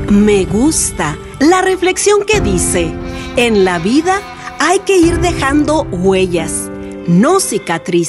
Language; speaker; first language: Spanish; native; Spanish